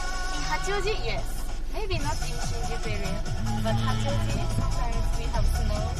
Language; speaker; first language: English; non-native, learner; Japanese